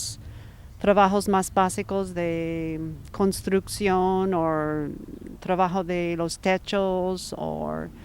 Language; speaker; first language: Spanish; non-native, fluent; English